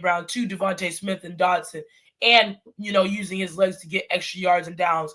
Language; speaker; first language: English; native; English